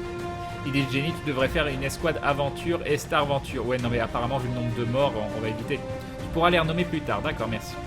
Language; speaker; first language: French; native; French